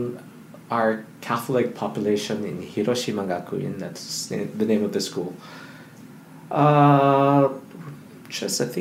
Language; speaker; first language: English; non-native, local second language; Filipino